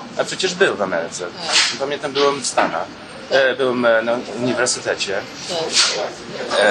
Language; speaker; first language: Polish; early bilingual, heritage; Polish